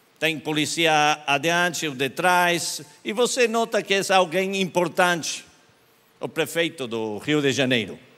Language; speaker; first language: Portuguese; non-native, learner; English